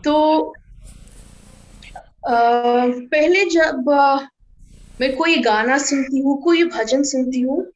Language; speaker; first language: Hindi; non-native, fluent; English